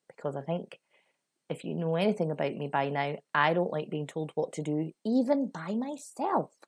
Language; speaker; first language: English; native; English